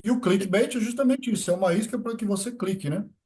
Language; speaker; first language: Portuguese; native; Portuguese